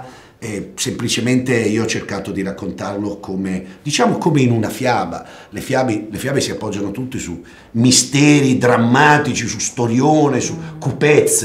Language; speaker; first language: Italian; native; Italian